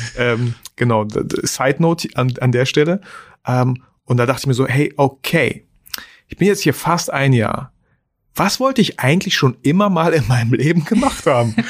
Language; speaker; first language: German; early bilingual, other home language; Russian